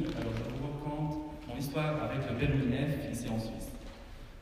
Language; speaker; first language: French; non-native, fluent; Arabic